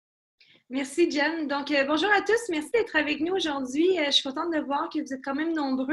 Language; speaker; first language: French; native; French